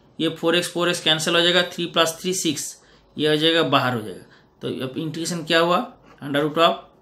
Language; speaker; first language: Hindi; non-native, local second language; Bangla